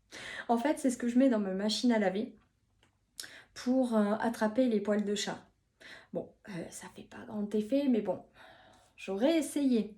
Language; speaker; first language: French; native; French